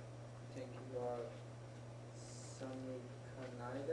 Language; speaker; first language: Japanese; non-native, learner; English